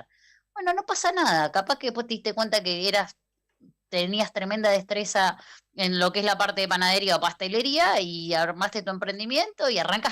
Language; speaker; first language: Spanish; native; Spanish